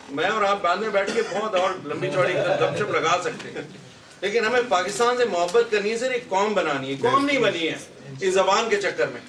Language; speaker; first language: Urdu; native; Urdu